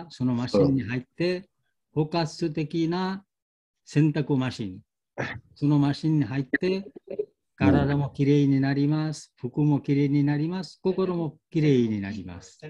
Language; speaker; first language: Japanese; non-native, learner; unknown